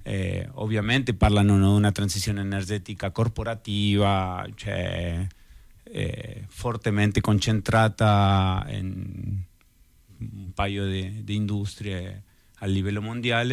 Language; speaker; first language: Italian; non-native, fluent; Spanish